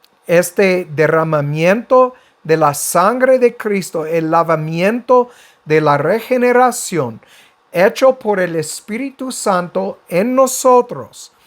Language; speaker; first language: Spanish; non-native, fluent; English